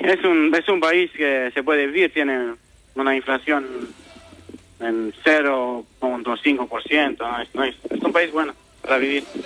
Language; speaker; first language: Spanish; non-native, fluent; Romanian